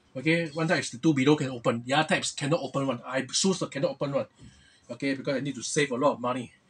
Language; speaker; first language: English; non-native, local second language; Chinese